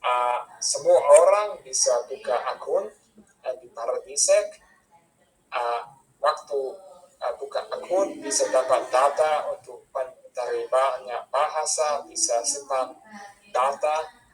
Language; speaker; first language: Indonesian; non-native, fluent; English